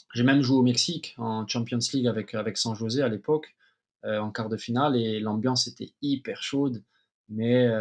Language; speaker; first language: French; native; French